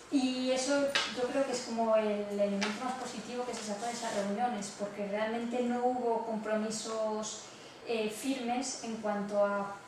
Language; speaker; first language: Spanish; native; Spanish